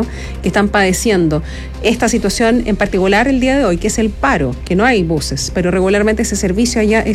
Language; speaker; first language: Spanish; native; Spanish